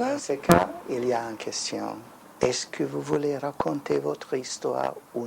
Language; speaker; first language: French; non-native, learner; Hungarian